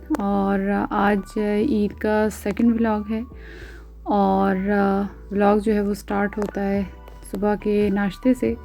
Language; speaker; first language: Urdu; native; Urdu